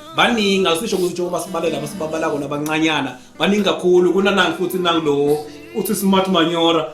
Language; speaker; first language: Zulu; non-native, local second language; Swati